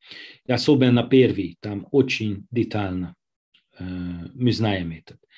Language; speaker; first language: Russian; non-native, learner; Hungarian